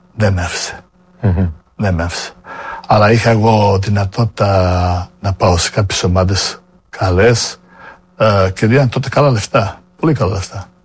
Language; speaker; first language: Greek; non-native, fluent; Serbian